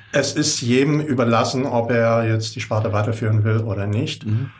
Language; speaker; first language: German; native; German